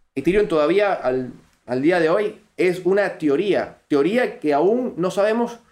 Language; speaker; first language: Spanish; native; Spanish